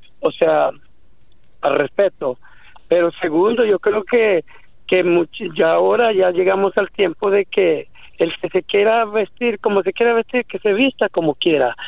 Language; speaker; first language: Spanish; native; Spanish